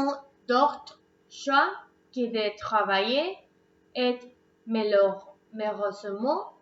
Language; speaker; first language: French; non-native, learner; Spanish